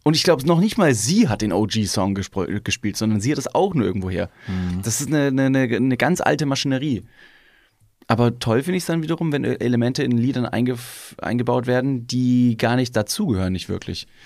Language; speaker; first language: German; native; German